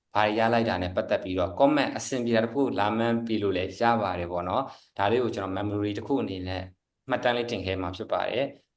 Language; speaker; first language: Burmese; native; Burmese